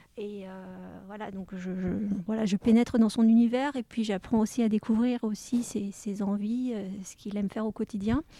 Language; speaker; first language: French; native; French